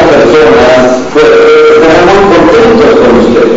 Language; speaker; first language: Spanish; native; Spanish